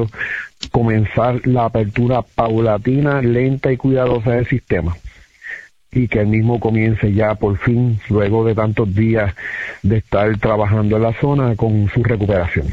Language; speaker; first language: Spanish; native; Spanish